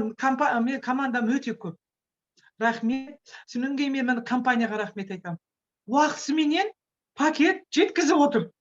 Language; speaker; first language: Kazakh; non-native, local second language; Russian